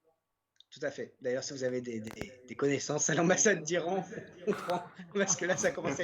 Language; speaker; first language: French; native; French